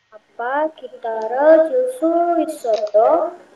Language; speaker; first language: Korean; non-native, learner; Indonesian